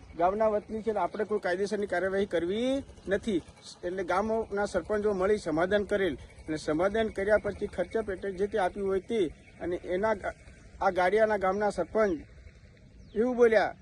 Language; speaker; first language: Gujarati; native; Gujarati